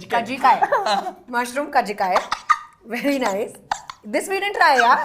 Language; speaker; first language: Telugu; non-native, learner; Hindi